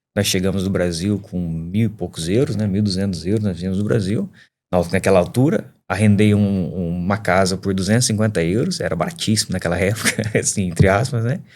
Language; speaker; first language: Portuguese; native; Portuguese